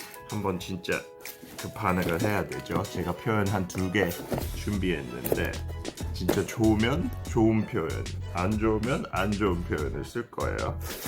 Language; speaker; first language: Korean; non-native, fluent; English